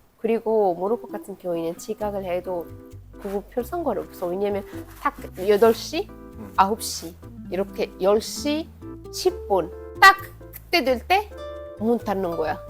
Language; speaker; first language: Korean; non-native, fluent; Arabic